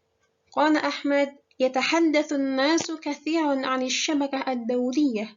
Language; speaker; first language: Arabic; non-native, fluent; Indonesian